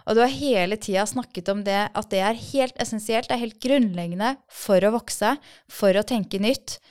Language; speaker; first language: Norwegian; early bilingual, other home language; Persian